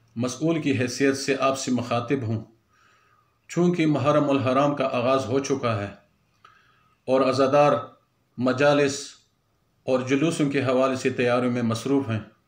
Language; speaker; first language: Urdu; non-native, local second language; Pashto